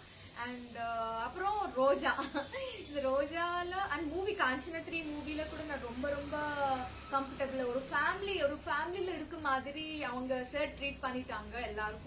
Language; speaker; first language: Tamil; non-native, learner; Telugu